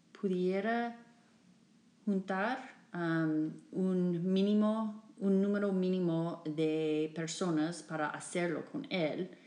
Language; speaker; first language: Spanish; non-native, fluent; English